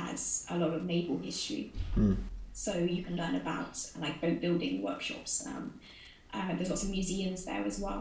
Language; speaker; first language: English; native; English